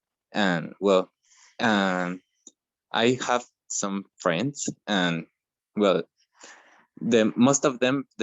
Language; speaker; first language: English; non-native, learner; Spanish